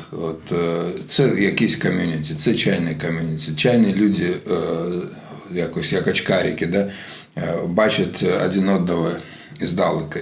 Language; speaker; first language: Ukrainian; non-native, local second language; Russian